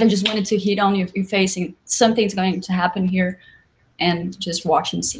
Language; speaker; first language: English; non-native, fluent; Portuguese